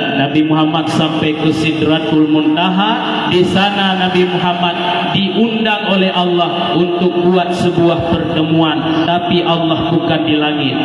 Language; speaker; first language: Malay; non-native, local second language; Achinese